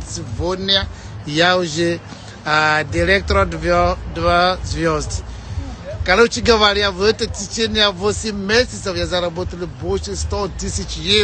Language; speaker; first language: Russian; non-native, fluent; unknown